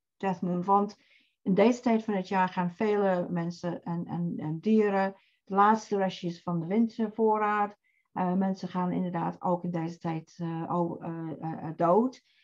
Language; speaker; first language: Dutch; non-native, fluent; English